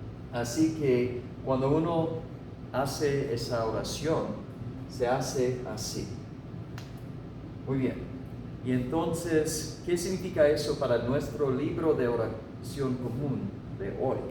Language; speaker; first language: Spanish; non-native, fluent; English